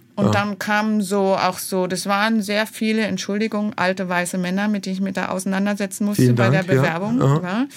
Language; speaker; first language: German; native; German